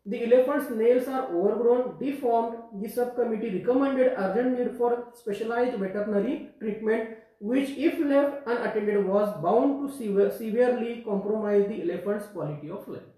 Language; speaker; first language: English; non-native, local second language; Marathi